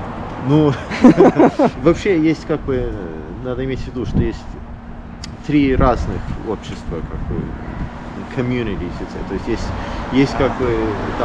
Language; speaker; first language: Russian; early bilingual, heritage; Russian